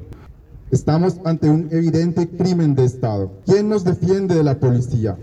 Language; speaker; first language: Spanish; native; Spanish